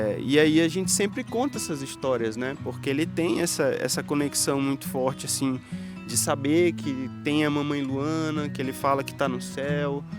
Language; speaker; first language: Portuguese; native; Portuguese